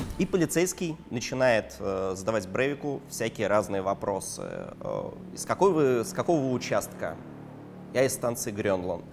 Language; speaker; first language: Russian; native; Russian